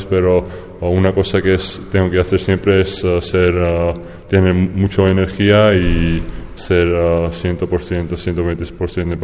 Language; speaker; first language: Spanish; non-native, fluent; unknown